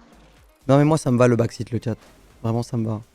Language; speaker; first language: French; native; French